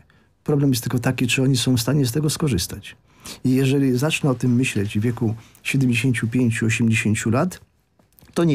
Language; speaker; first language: Polish; native; Polish